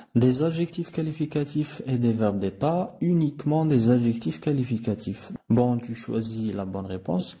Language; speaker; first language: French; non-native, local second language; Arabic